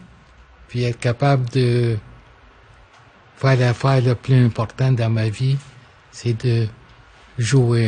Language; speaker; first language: French; non-native, local second language; English